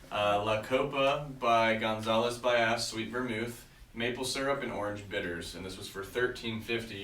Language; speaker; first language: English; native; English